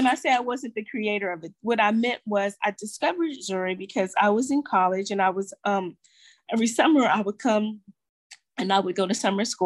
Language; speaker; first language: English; native; English